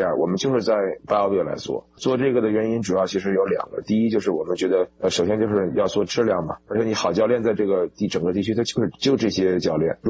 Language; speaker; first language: Chinese; native; Chinese